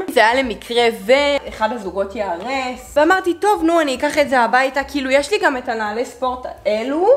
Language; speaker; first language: Hebrew; native; Hebrew